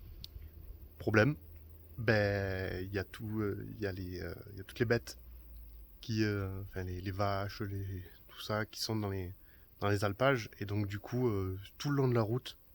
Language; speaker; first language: French; native; French